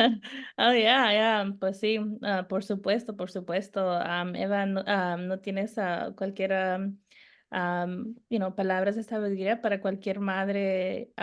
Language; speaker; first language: Spanish; early bilingual, heritage; Spanish